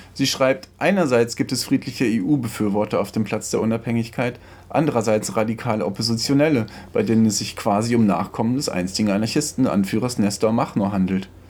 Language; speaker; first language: German; native; German